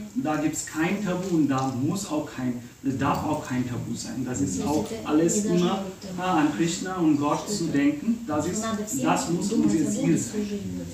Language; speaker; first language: German; non-native, learner; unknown